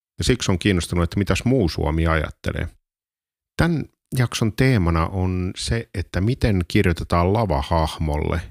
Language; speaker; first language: Finnish; native; Finnish